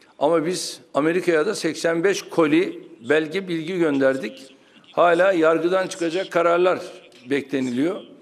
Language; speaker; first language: Turkish; native; Turkish